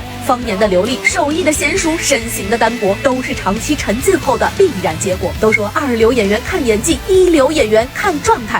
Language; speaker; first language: Chinese; native; Chinese